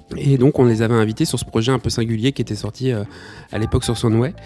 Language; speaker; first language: French; native; French